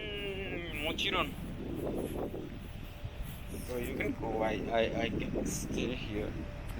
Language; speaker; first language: English; non-native, learner; Bangla